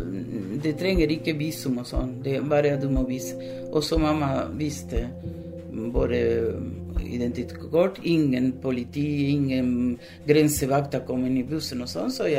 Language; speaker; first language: Norwegian; non-native, fluent; Spanish